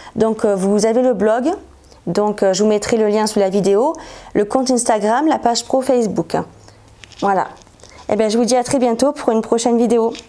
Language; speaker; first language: French; native; French